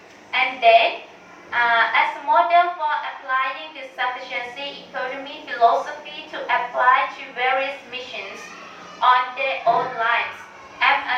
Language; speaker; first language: English; non-native, learner; Thai